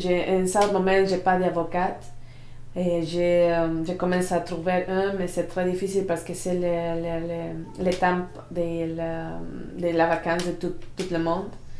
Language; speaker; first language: French; non-native, learner; Spanish